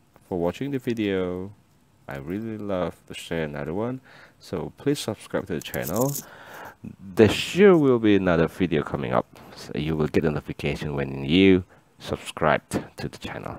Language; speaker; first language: English; non-native, fluent; Indonesian